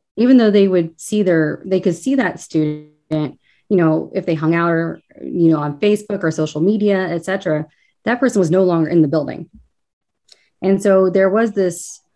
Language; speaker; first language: English; native; English